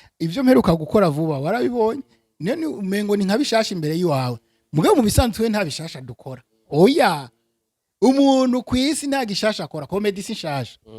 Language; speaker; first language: Rundi; early bilingual, heritage; Rundi